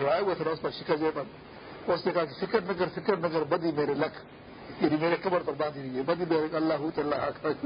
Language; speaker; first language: Urdu; non-native, local second language; Pashto